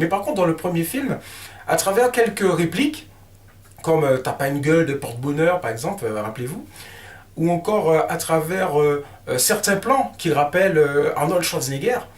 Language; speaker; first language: French; native; French